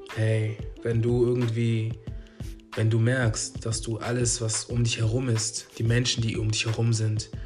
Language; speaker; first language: German; native; German